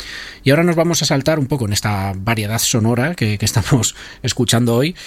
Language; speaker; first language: Spanish; native; Spanish